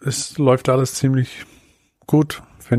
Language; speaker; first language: German; non-native, fluent; Bulgarian